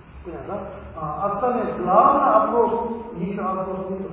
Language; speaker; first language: Russian; non-native, learner; Tibetan